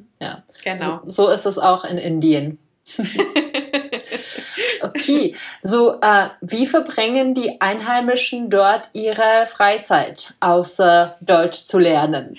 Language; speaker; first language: German; non-native, fluent; Czech